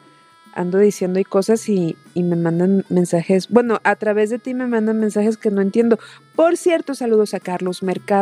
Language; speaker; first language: Spanish; native; Spanish